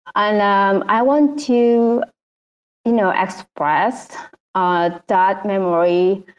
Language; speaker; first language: English; non-native, learner; Indonesian